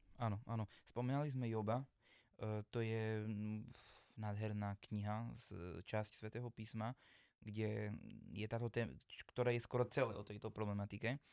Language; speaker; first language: Slovak; native; Slovak